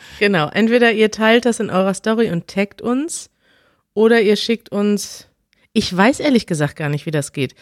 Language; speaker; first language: German; native; German